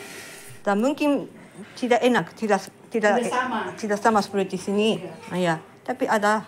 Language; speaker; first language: Indonesian; non-native, learner; Japanese